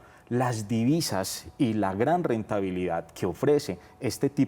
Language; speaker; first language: Spanish; native; Spanish